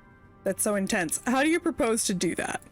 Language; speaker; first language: English; native; English